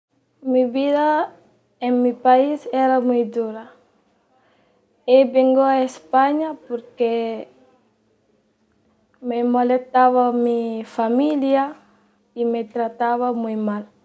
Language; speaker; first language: Spanish; non-native, learner; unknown